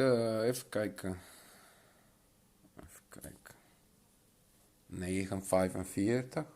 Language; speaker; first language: Dutch; non-native, local second language; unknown